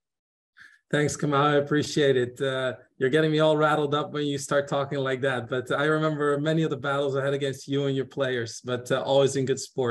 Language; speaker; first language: English; non-native, fluent; Dutch